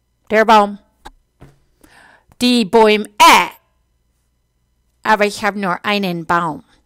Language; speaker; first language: German; non-native, fluent; English